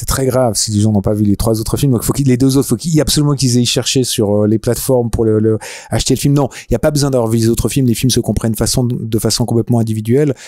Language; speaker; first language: French; native; French